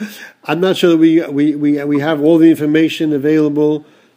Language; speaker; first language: English; native; English